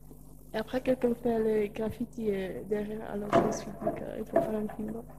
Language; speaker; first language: French; non-native, learner; Polish